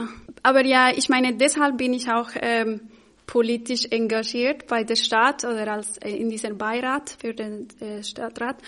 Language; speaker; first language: German; non-native, fluent; Spanish